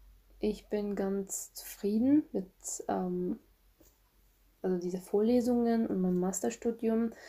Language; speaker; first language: German; non-native, fluent; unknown